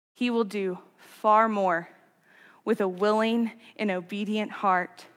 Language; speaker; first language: English; native; English